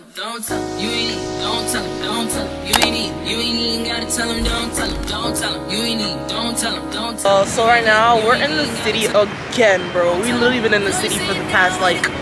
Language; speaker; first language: English; native; English